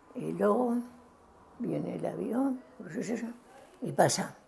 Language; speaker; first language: Spanish; native; Spanish